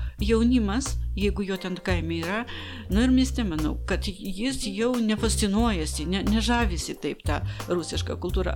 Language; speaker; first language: Lithuanian; non-native, local second language; Polish